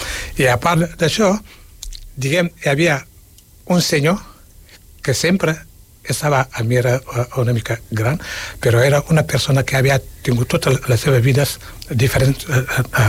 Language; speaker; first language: Catalan; non-native, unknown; Wolof